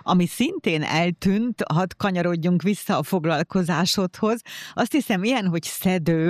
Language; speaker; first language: Hungarian; native; Hungarian